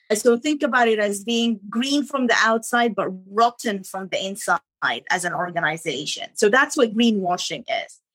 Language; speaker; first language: English; non-native, fluent; Arabic